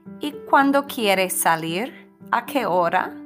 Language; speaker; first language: Spanish; non-native, fluent; English